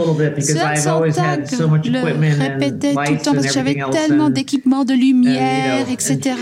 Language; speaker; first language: French; non-native, learner; English